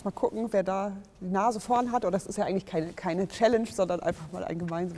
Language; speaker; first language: German; native; German